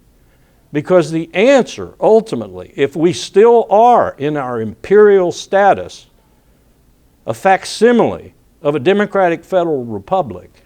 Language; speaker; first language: English; native; English